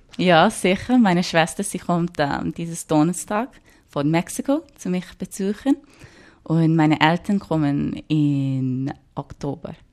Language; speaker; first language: German; non-native, learner; English